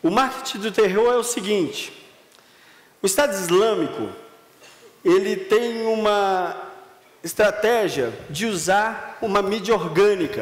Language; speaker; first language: Portuguese; native; Portuguese